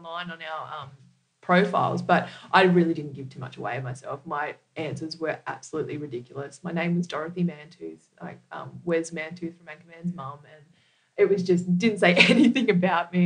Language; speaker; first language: English; native; English